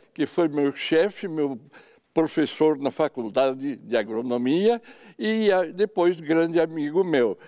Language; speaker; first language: Portuguese; native; Portuguese